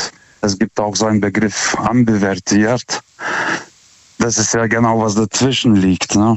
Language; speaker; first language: German; non-native, fluent; Lithuanian